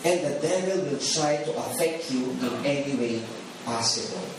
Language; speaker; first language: English; non-native, local second language; Filipino